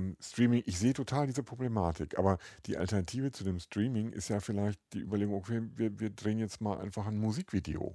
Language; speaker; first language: German; native; German